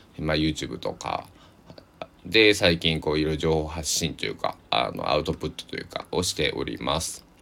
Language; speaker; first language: Japanese; native; Japanese